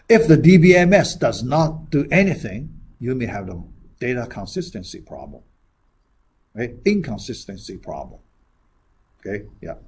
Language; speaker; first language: English; non-native, fluent; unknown